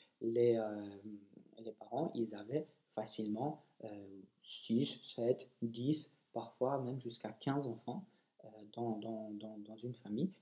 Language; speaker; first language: French; non-native, fluent; Polish